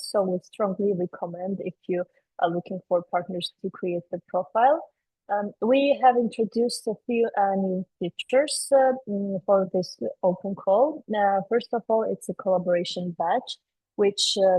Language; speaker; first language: English; non-native, fluent; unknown